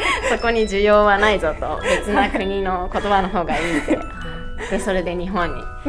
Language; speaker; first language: Japanese; native; Japanese